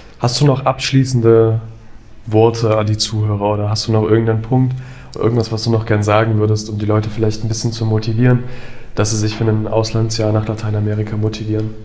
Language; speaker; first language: German; native; German